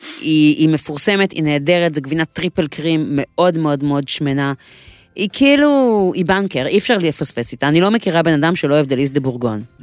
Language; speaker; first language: Hebrew; native; Hebrew